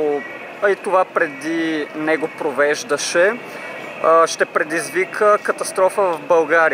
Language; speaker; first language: Bulgarian; native; Bulgarian